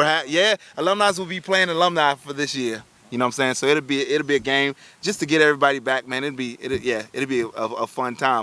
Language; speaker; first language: English; native; English